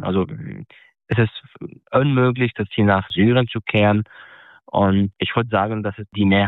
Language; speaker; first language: German; non-native, fluent; Arabic